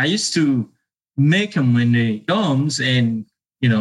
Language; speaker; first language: English; non-native, local second language; Ganda